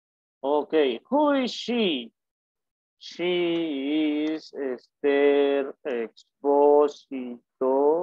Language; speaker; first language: English; non-native, fluent; Spanish